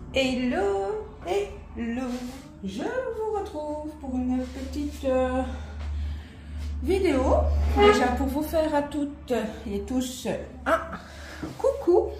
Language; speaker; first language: French; native; French